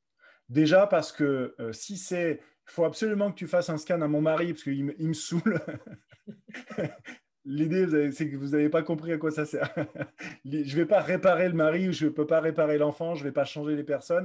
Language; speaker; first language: French; native; French